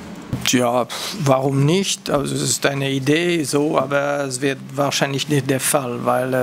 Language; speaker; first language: German; non-native, local second language; French